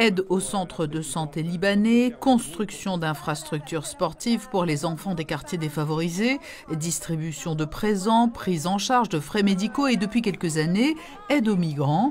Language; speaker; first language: French; native; French